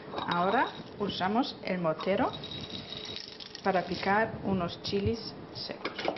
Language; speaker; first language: Spanish; non-native, fluent; German